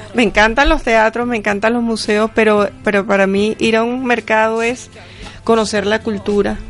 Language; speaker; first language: Spanish; native; Spanish